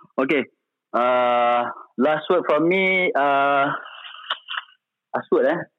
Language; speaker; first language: English; non-native, local second language; Malay